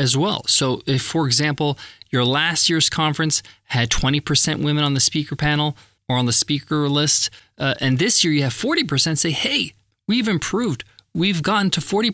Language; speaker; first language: English; native; English